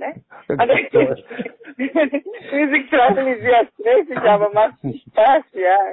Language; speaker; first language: German; non-native, fluent; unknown